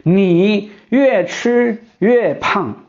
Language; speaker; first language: Chinese; non-native, fluent; Hmong